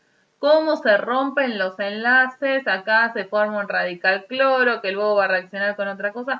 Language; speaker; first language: Spanish; native; Spanish